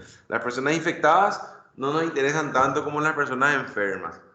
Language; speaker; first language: Spanish; native; Spanish